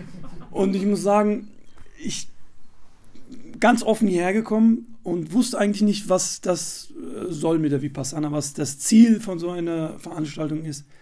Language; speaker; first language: German; native; German